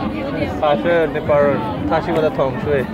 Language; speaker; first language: Chinese; non-native, learner; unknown